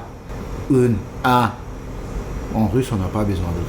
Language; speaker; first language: French; non-native, fluent; Russian